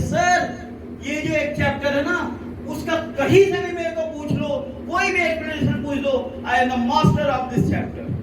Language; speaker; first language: Hindi; native; Hindi